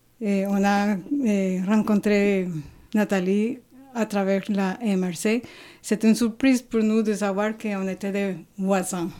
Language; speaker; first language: French; non-native, fluent; Spanish